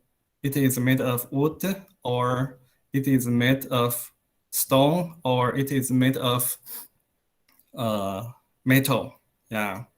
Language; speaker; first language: English; non-native, learner; Chinese